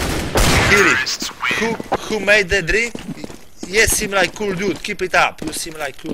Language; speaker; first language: English; non-native, learner; Polish